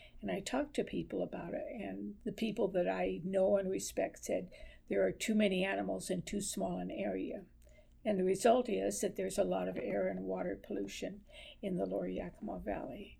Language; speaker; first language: English; native; English